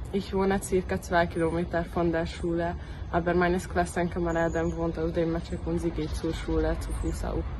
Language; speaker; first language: German; non-native, learner; Hungarian